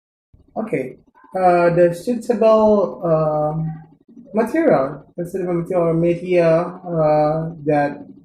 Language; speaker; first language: English; non-native, learner; Indonesian